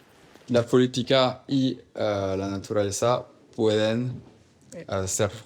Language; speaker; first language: Spanish; non-native, learner; French